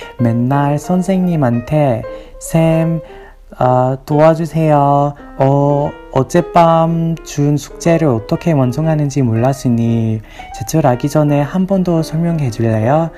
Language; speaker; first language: Korean; non-native, learner; English